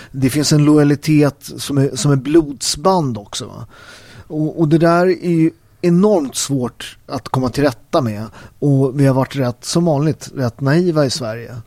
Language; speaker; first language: Swedish; early bilingual, other home language; Italian